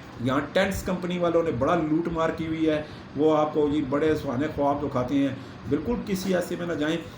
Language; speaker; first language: Urdu; non-native, local second language; Pashto